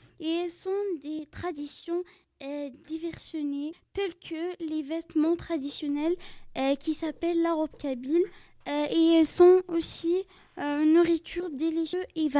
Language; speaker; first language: French; non-native, learner; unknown